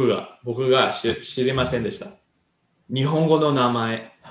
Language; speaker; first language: Japanese; non-native, learner; English